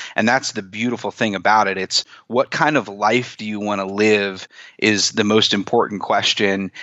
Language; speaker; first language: English; native; English